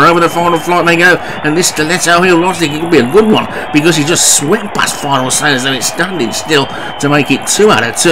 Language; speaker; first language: English; native; English